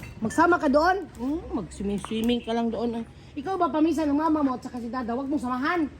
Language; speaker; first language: Filipino; non-native, local second language; Cebuano